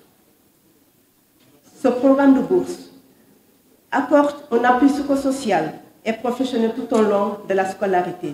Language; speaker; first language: French; non-native, local second language; Wolof